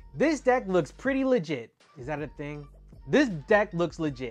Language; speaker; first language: English; native; English